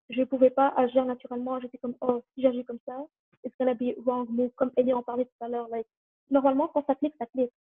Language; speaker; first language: French; early bilingual, heritage; French